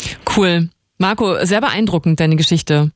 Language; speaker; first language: German; native; German